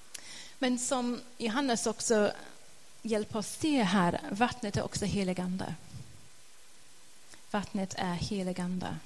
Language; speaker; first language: Swedish; non-native, fluent; English